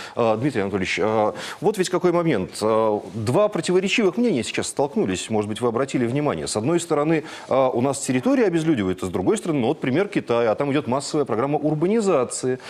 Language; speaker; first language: Russian; native; Russian